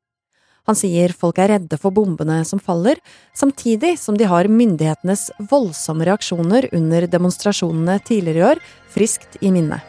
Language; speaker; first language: Norwegian; native; Norwegian